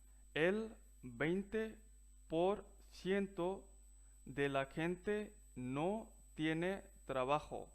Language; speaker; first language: Spanish; non-native, fluent; Punjabi